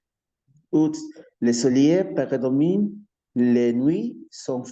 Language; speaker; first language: French; non-native, learner; Spanish